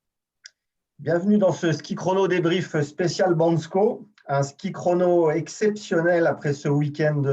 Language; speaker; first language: French; native; French